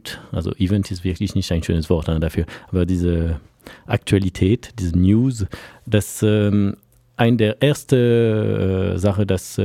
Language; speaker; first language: German; non-native, fluent; French